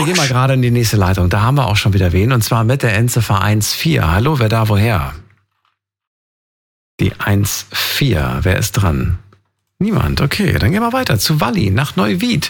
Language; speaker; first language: German; native; German